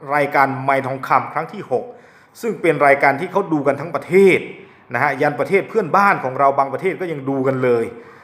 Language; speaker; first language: Thai; non-native, local second language; S'gaw Karen